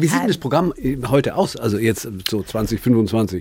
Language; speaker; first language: German; native; German